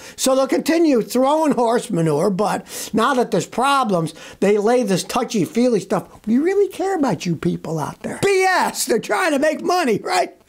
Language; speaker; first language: English; native; English